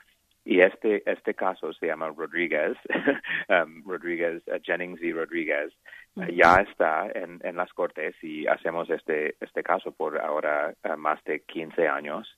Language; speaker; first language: Spanish; non-native, learner; English